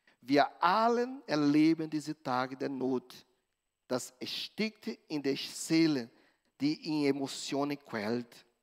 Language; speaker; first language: German; non-native, fluent; Portuguese